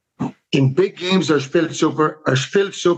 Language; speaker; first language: German; non-native, fluent; English